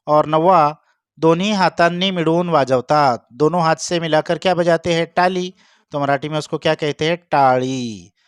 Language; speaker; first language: Hindi; non-native, local second language; Marathi